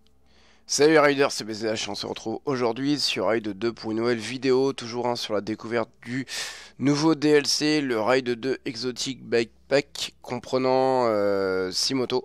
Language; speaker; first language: French; native; French